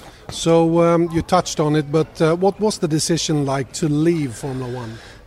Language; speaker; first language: English; non-native, fluent; Swedish